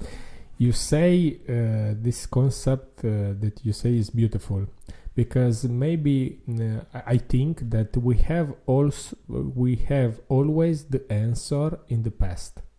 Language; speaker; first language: English; non-native, fluent; Italian